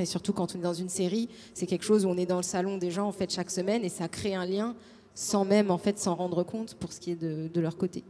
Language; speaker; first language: French; native; French